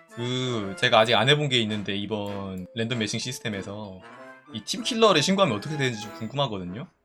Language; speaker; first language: Korean; native; Korean